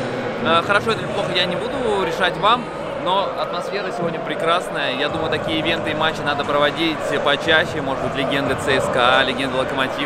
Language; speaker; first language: Russian; native; Russian